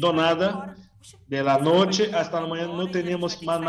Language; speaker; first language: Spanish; non-native, learner; Portuguese